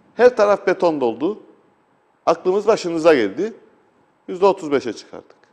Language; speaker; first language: Turkish; native; Turkish